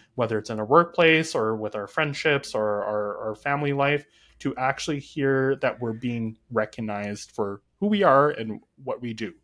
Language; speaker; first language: English; native; English